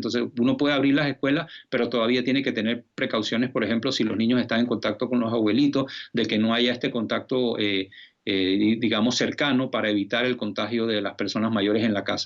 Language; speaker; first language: Spanish; native; Spanish